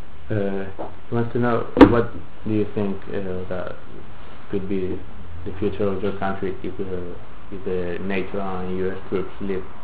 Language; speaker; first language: English; non-native, fluent; Galician